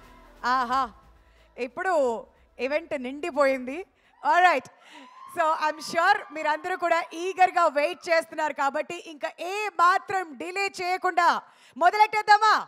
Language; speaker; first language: Telugu; native; Telugu